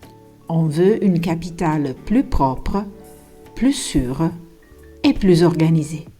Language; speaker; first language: French; non-native, fluent; Italian